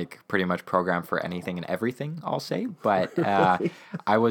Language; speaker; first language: English; non-native, fluent; Ukrainian